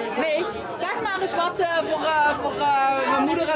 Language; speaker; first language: Dutch; native; Dutch